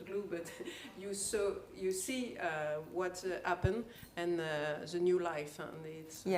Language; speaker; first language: English; non-native, learner; French